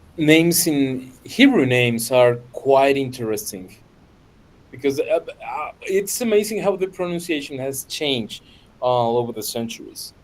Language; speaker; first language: English; non-native, fluent; Spanish